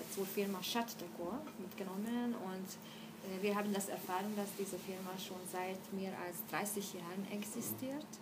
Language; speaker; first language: German; non-native, fluent; Hungarian